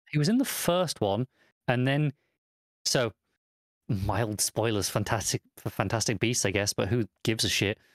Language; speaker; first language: English; native; English